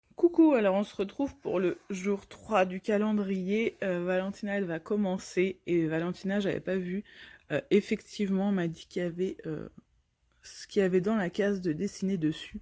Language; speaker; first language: French; native; French